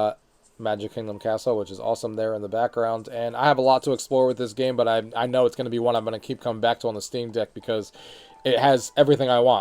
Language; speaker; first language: English; native; English